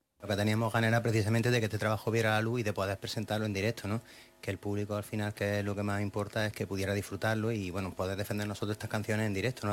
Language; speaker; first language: Spanish; native; Spanish